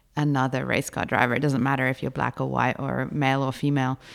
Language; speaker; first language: English; native; English